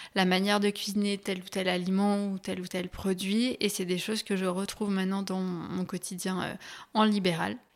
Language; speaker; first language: French; native; French